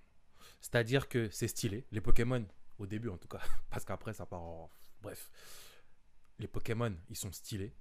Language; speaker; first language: French; native; French